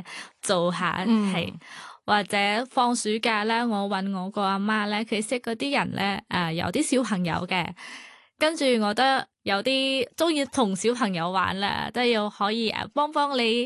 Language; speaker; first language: Cantonese; non-native, fluent; Thai